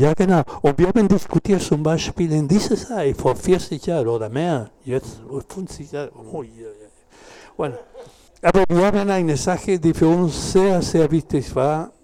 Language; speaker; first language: German; non-native, learner; Spanish